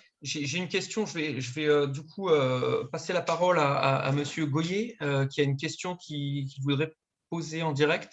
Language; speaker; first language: French; native; French